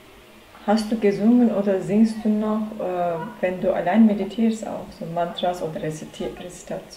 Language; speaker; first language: German; non-native, learner; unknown